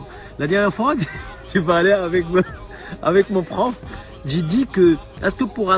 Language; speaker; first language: French; non-native, fluent; Arabic